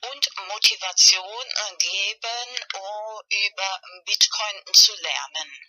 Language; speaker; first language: German; non-native, learner; Spanish